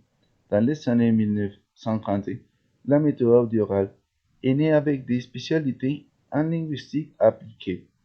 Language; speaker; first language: French; non-native, learner; Spanish